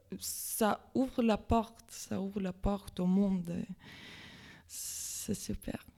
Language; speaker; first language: French; non-native, learner; Latvian